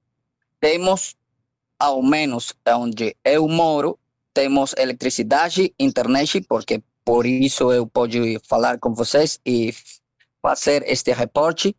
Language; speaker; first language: Portuguese; non-native, fluent; Spanish